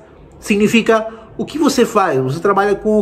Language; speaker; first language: Portuguese; non-native, fluent; Spanish